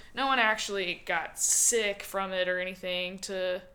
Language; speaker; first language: English; native; English